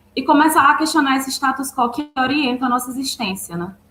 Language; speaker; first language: Portuguese; native; Portuguese